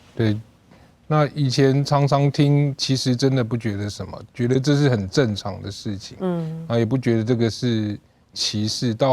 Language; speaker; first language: Chinese; native; Chinese